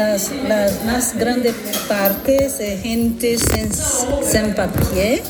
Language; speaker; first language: Spanish; non-native, learner; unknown